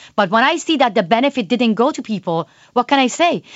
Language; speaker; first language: English; non-native, fluent; Persian